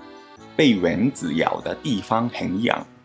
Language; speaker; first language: Chinese; non-native, fluent; Japanese